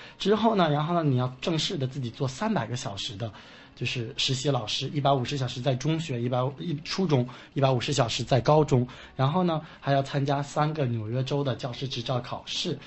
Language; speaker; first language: Chinese; native; Chinese